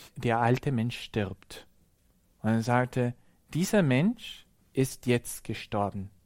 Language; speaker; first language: German; non-native, fluent; Spanish